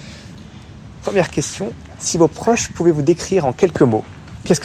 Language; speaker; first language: French; native; French